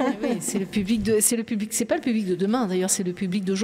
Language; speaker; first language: French; native; French